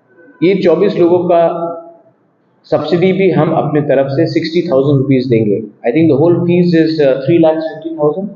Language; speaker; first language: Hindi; non-native, local second language; Kok Borok